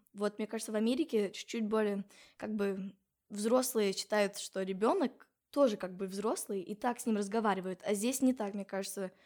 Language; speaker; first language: Russian; non-native, fluent; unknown